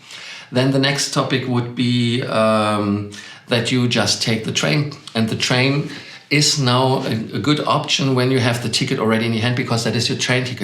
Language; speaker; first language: English; non-native, fluent; German